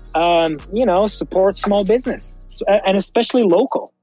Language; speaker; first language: English; non-native, fluent; French